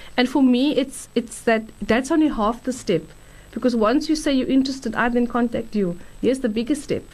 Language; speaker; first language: English; native; English